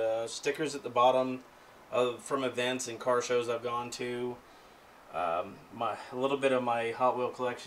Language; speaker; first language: English; native; English